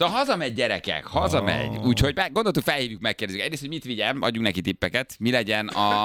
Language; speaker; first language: Hungarian; native; Hungarian